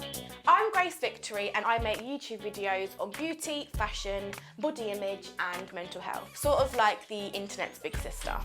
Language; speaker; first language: English; native; English